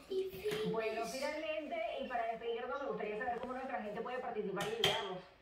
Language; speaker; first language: Spanish; native; Spanish